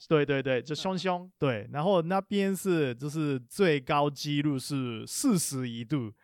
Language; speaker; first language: Chinese; non-native, fluent; Japanese